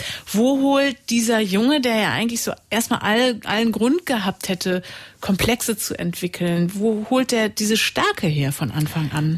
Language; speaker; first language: German; native; German